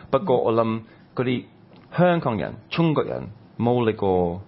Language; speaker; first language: Cantonese; non-native, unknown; English